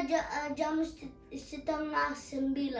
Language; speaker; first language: Indonesian; early bilingual, heritage; Indonesian